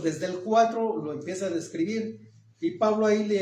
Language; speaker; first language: Spanish; native; Spanish